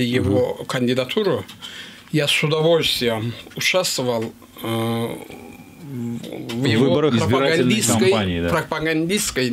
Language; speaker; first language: Russian; non-native, local second language; Azerbaijani